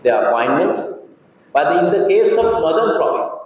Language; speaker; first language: English; non-native, local second language; Sinhala